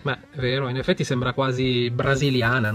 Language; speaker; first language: Italian; native; Italian